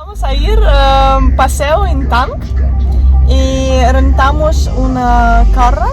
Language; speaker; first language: Spanish; non-native, learner; Russian